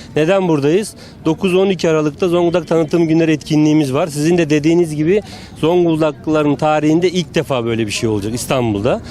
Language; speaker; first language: Turkish; native; Turkish